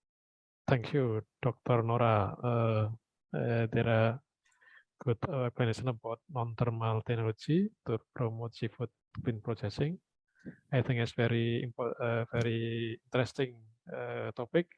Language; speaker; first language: English; non-native, fluent; Indonesian